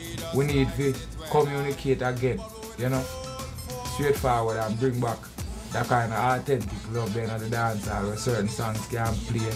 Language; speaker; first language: English; non-native, local second language; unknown